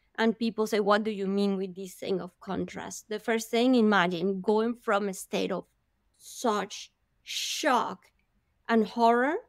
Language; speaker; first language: English; non-native, fluent; Spanish